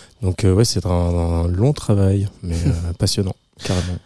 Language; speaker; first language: French; native; French